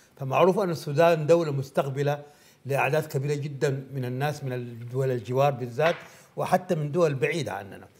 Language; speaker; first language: Arabic; native; Arabic